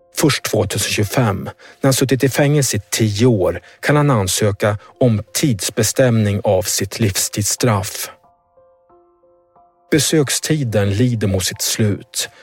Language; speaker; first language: Swedish; native; Swedish